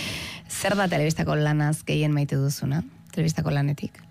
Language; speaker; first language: Basque; native; Basque